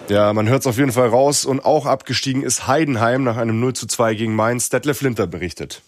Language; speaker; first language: German; native; German